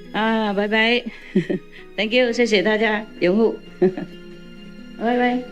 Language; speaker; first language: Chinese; non-native, fluent; Vietnamese